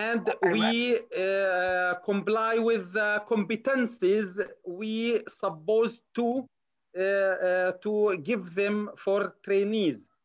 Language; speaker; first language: English; non-native, learner; Arabic